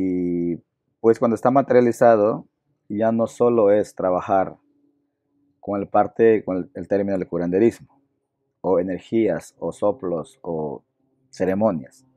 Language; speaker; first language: Spanish; non-native, local second language; Shipibo-Conibo